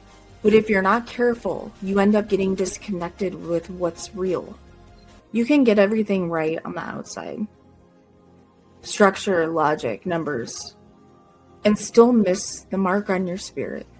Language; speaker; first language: English; native; English